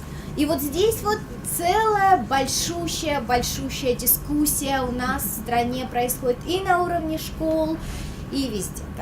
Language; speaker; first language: Russian; native; Russian